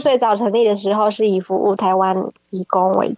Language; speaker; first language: Chinese; native; Chinese